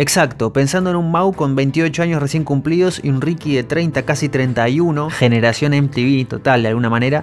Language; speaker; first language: Spanish; native; Spanish